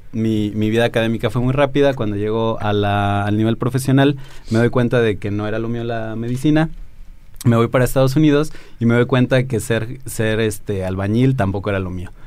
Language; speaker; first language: Spanish; native; Spanish